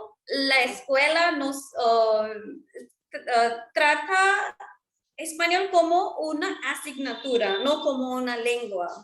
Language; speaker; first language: Spanish; non-native, fluent; Marwari